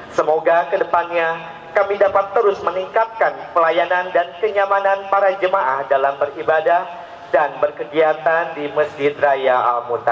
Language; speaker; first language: Indonesian; native; Indonesian